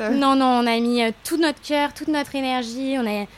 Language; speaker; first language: French; native; French